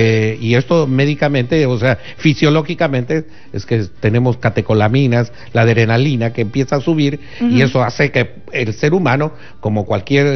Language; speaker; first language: Spanish; native; Spanish